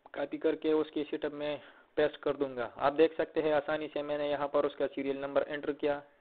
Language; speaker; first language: Hindi; native; Hindi